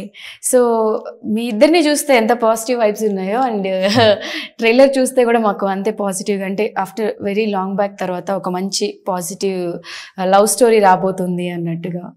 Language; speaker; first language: Telugu; native; Telugu